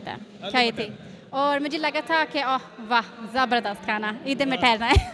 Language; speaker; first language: Hindi; non-native, learner; Swedish